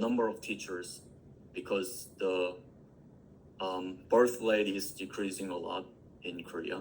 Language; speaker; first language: English; non-native, learner; Korean